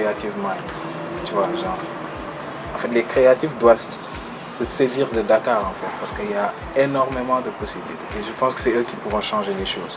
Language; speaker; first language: French; non-native, local second language; Wolof